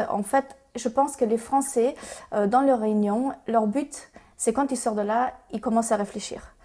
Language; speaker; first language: French; non-native, fluent; German